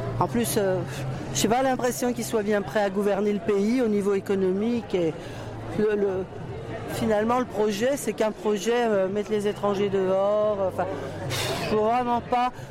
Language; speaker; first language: French; native; French